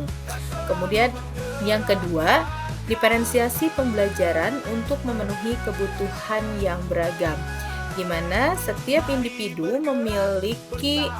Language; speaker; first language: Indonesian; native; Indonesian